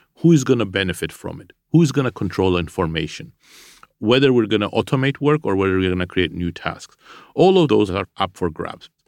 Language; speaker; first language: English; non-native, fluent; Armenian